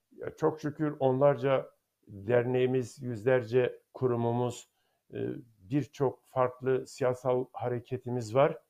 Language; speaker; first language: Turkish; non-native, local second language; Zaza